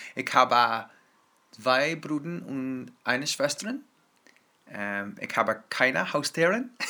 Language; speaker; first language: German; non-native, learner; English